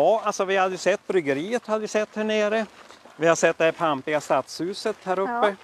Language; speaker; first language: Swedish; native; Swedish